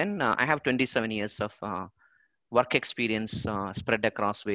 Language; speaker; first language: English; non-native, local second language; Malayalam